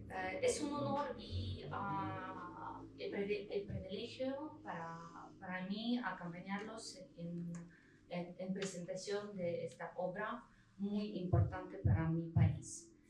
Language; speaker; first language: Spanish; non-native, fluent; Ukrainian